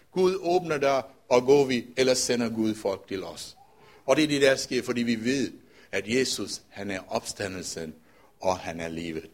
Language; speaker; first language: Danish; non-native, fluent; Tamil